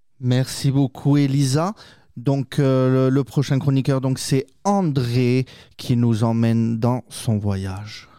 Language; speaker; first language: French; native; French